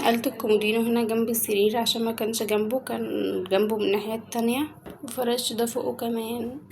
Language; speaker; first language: Arabic; native; Arabic